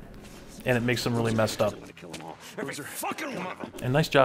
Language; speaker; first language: English; native; English